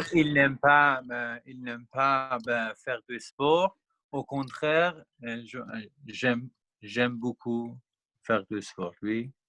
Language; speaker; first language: French; non-native, learner; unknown